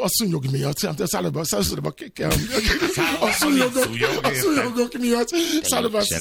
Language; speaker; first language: Hungarian; non-native, fluent; Yoruba